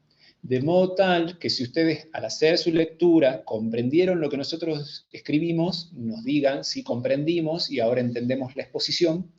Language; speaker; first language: Spanish; native; Spanish